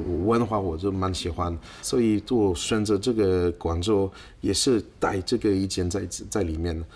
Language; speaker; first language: Chinese; non-native, fluent; French